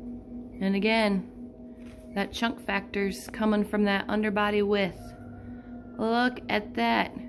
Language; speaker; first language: English; native; English